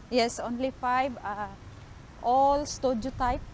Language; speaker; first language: English; non-native, local second language; Cebuano